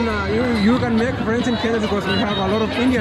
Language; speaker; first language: English; non-native, local second language; Swahili